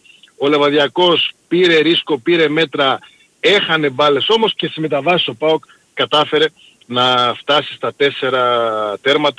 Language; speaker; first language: Greek; native; Greek